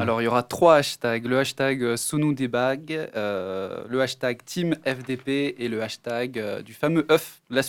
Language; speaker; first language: French; native; French